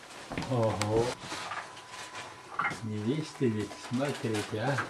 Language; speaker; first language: Russian; non-native, local second language; Uyghur